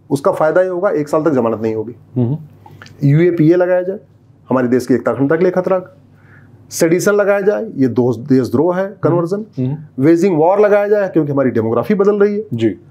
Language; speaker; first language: Hindi; native; Hindi